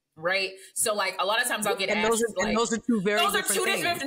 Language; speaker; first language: English; native; English